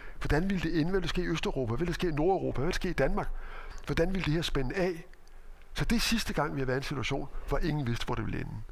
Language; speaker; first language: Danish; native; Danish